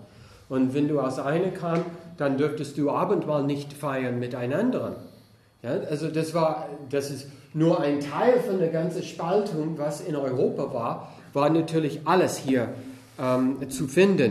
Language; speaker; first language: German; non-native, fluent; English